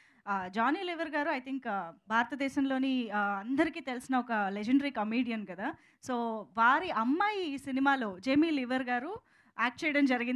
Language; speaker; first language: Telugu; native; Telugu